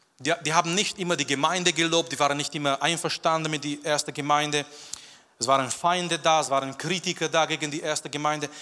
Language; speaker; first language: German; non-native, fluent; Romanian